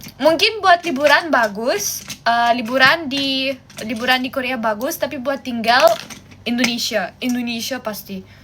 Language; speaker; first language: Indonesian; non-native, fluent; German